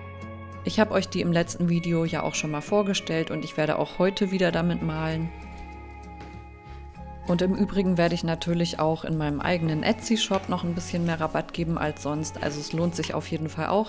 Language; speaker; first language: German; native; German